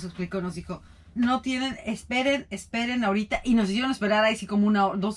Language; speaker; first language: Spanish; native; Spanish